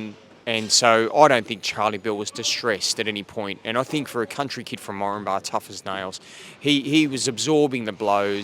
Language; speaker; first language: English; native; English